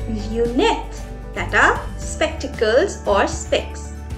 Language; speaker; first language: English; non-native, local second language; Hindi